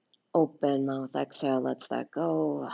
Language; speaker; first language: English; native; English